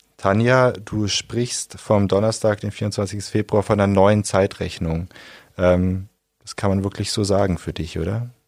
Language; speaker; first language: German; native; German